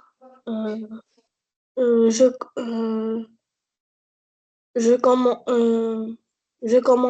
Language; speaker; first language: French; non-native, learner; Arabic